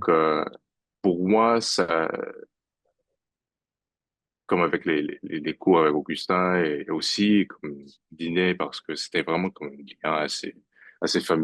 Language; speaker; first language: French; non-native, fluent; English